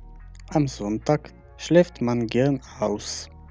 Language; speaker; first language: German; non-native, fluent; Macedonian